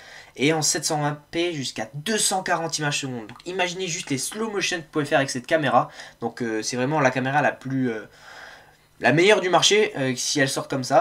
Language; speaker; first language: French; native; French